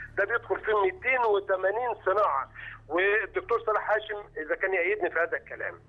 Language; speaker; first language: Egyptian Arabic; native; Egyptian Arabic